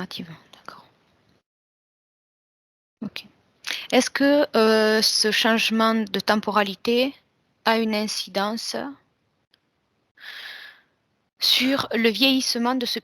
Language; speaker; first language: French; native; French